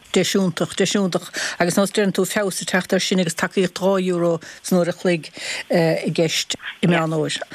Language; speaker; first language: Irish; native; Irish